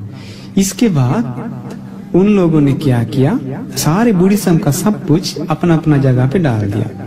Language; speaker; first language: Hindi; non-native, fluent; Sinhala